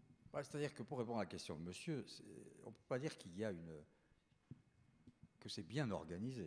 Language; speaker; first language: French; native; French